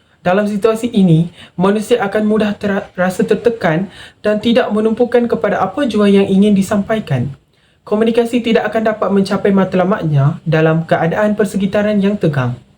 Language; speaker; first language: Malay; non-native, local second language; Tamil